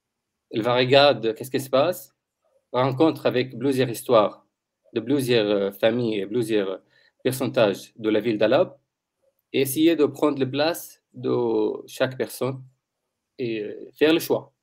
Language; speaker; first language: French; non-native, learner; Arabic